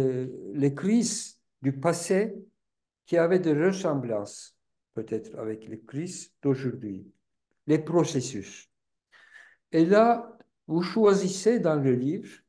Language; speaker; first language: French; non-native, fluent; Turkish